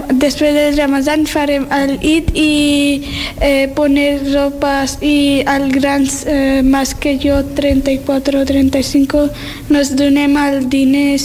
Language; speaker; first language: Catalan; non-native, learner; Urdu